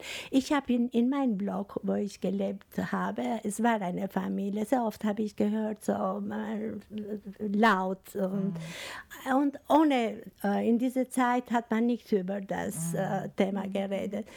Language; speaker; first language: German; non-native, learner; Albanian